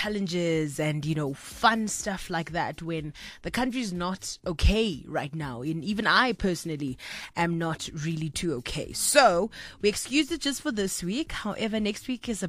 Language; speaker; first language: English; non-native, local second language; Tswana